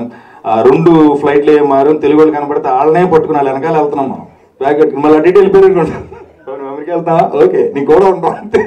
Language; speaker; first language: Telugu; native; Telugu